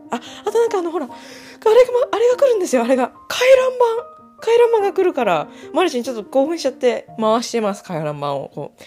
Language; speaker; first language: Japanese; native; Japanese